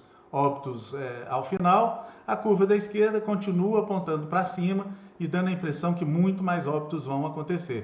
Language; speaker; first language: Portuguese; native; Portuguese